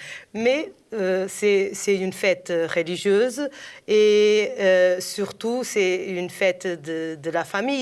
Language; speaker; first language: French; non-native, fluent; Portuguese